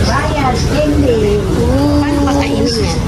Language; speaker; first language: Filipino; non-native, local second language; Cebuano